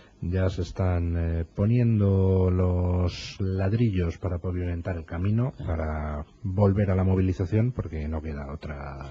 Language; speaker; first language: Spanish; native; Spanish